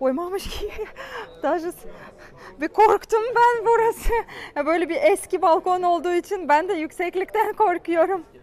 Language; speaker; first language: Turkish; non-native, fluent; Russian